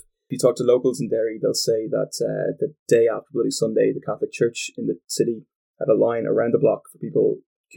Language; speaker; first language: English; native; English